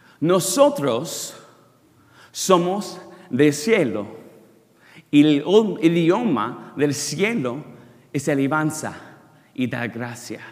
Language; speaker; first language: Spanish; non-native, learner; English